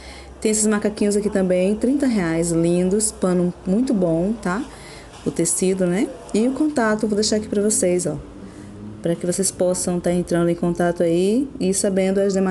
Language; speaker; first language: Portuguese; native; Portuguese